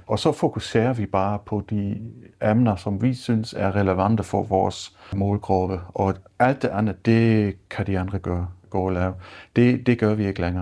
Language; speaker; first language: Danish; non-native, fluent; German